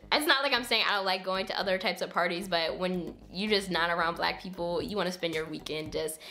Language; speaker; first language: English; native; English